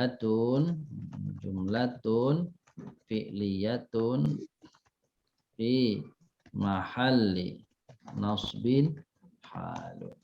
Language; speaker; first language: Arabic; non-native, fluent; Indonesian